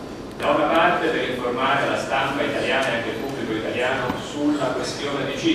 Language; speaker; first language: Italian; native; Italian